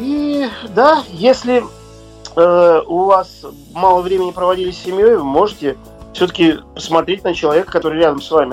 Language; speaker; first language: Russian; native; Russian